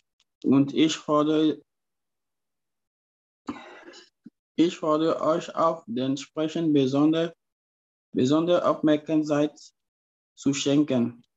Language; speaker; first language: German; non-native, fluent; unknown